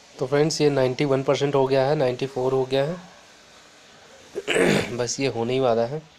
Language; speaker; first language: Hindi; native; Hindi